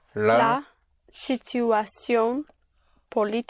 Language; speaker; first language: Spanish; non-native, learner; English